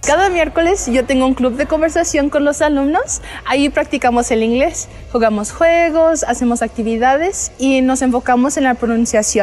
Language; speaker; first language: Spanish; non-native, fluent; English